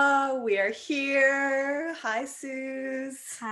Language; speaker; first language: English; native; English